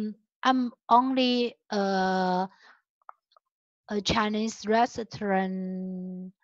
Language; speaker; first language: English; non-native, learner; Chinese